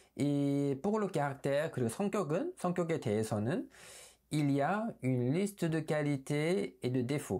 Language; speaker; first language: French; non-native, fluent; Korean